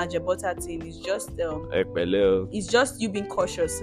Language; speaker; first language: English; non-native, local second language; Yoruba